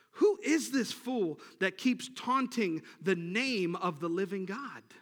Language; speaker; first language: English; native; English